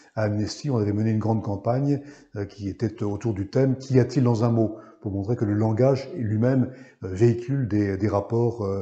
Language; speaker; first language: French; native; French